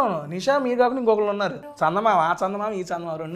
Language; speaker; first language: Telugu; native; Telugu